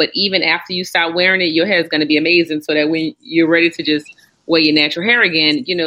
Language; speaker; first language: English; native; English